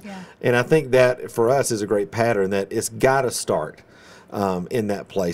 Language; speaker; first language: English; native; English